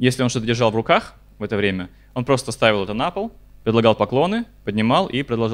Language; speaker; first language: Russian; native; Russian